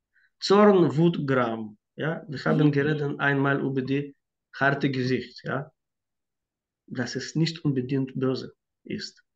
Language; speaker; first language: German; non-native, fluent; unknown